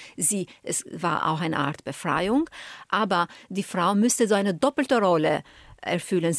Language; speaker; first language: German; non-native, fluent; Albanian